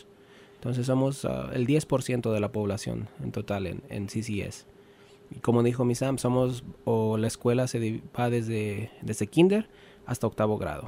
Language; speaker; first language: Spanish; native; Spanish